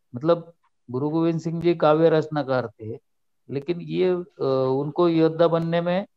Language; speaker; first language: Hindi; non-native, local second language; Marathi